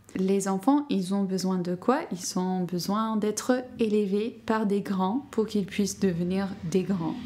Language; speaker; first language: French; non-native, fluent; English